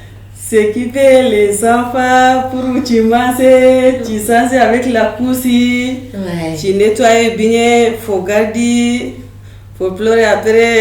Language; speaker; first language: French; non-native, learner; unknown